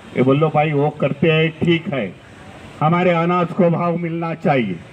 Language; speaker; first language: Hindi; non-native, local second language; Marathi